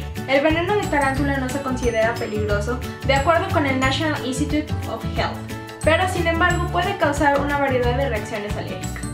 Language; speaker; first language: Spanish; native; Spanish